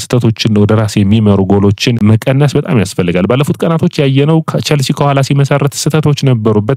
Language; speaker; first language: Amharic; native; Amharic